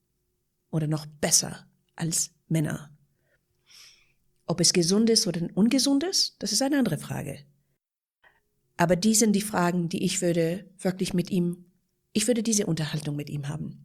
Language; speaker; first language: German; non-native, fluent; Persian